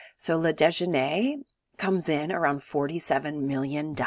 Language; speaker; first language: English; native; English